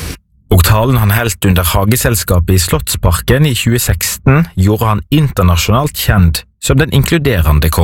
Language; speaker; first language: Norwegian; native; Norwegian